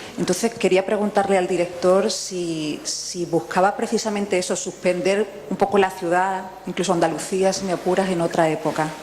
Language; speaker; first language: Spanish; native; Spanish